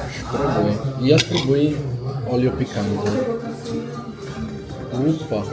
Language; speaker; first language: Polish; non-native, learner; Italian